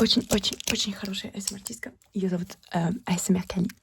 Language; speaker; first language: Russian; early bilingual, heritage; Russian